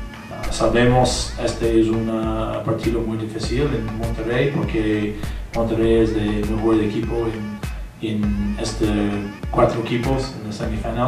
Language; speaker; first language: Spanish; non-native, learner; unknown